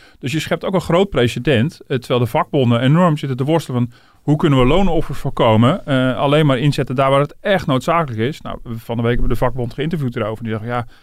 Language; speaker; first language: Dutch; native; Dutch